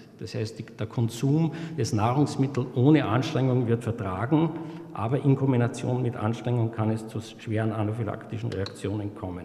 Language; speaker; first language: German; native; German